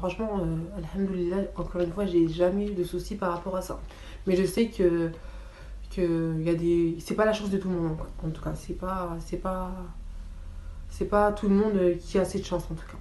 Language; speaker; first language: French; early bilingual, other home language; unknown